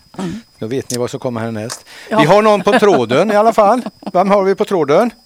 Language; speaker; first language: Swedish; native; Swedish